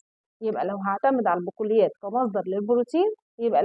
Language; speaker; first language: Arabic; native; Arabic